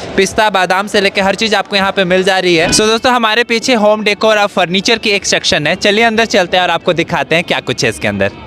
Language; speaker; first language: Hindi; native; Hindi